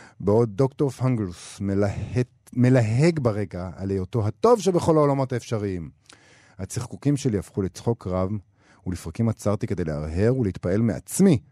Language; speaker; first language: Hebrew; native; Hebrew